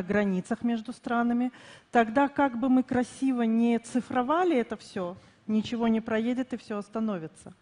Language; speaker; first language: Russian; native; Russian